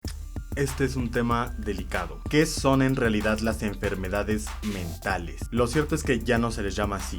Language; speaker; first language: Spanish; native; Spanish